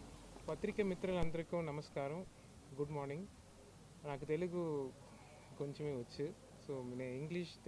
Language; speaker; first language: Telugu; non-native, learner; Tamil